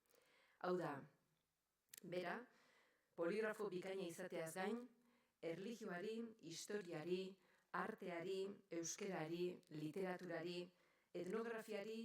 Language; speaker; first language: Basque; native; Basque